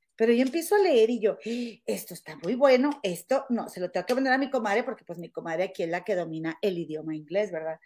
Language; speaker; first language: Spanish; native; Spanish